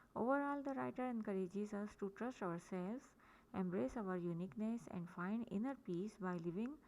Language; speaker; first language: English; non-native, local second language; Urdu